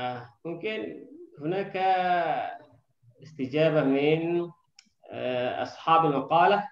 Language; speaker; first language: Arabic; non-native, fluent; Indonesian